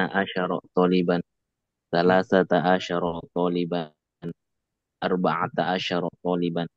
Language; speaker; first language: Arabic; non-native, learner; Indonesian